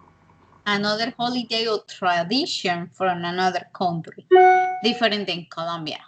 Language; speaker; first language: English; non-native, learner; Spanish